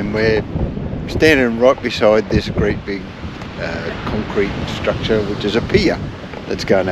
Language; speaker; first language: English; native; English